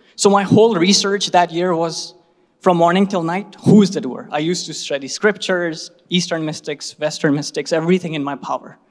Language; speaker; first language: English; non-native, local second language; Hindi